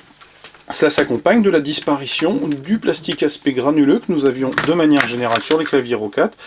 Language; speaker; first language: French; native; French